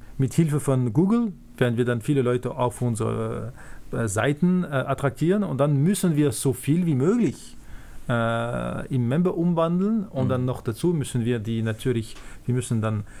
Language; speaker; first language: German; non-native, local second language; French